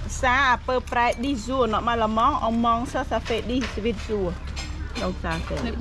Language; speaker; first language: French; non-native, learner; Khmer